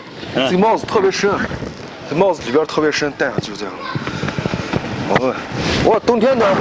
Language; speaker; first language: Chinese; native; Chinese